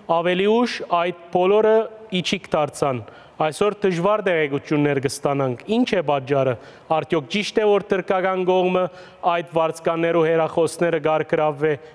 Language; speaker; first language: Armenian; early bilingual, heritage; Armenian